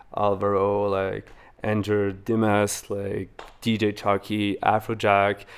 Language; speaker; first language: English; non-native, fluent; Spanish